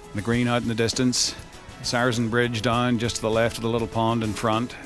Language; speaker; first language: English; native; English